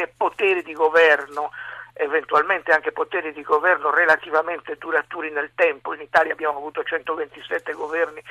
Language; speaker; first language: Italian; native; Italian